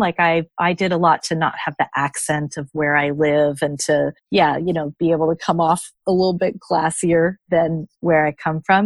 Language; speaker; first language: English; native; English